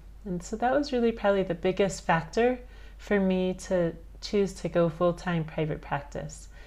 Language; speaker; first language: English; native; English